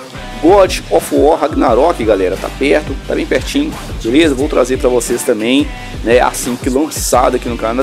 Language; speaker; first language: Portuguese; native; Portuguese